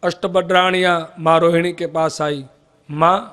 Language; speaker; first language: Hindi; non-native, local second language; Gujarati